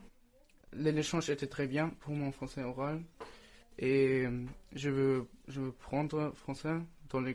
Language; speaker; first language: French; non-native, learner; German